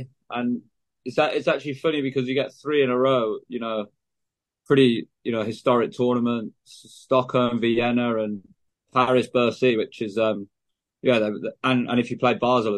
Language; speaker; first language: English; native; English